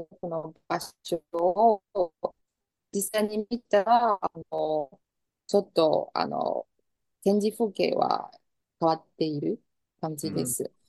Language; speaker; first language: Japanese; non-native, fluent; Chinese